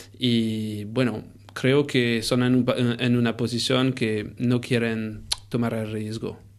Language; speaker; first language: Spanish; non-native, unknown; French